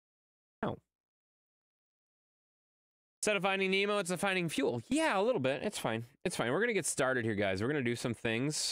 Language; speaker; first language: English; native; English